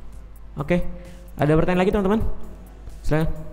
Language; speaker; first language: Indonesian; native; Indonesian